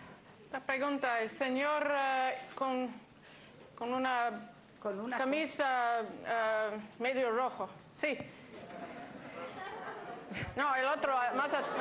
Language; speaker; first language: Spanish; non-native, fluent; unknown